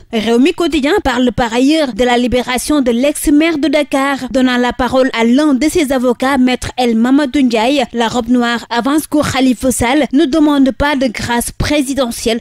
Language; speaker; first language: French; non-native, local second language; Wolof